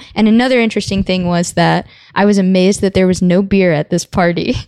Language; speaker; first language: English; native; English